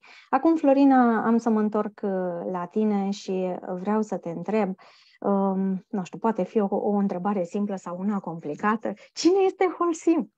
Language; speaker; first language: Romanian; native; Romanian